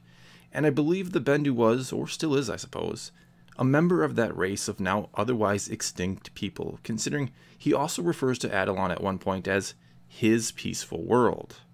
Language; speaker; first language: English; native; English